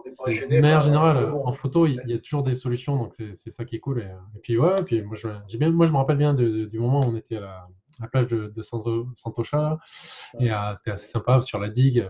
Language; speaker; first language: French; native; French